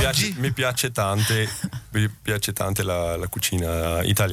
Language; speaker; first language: Italian; non-native, learner; Dutch